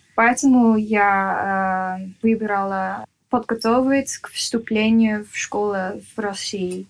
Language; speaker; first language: Russian; non-native, fluent; Dutch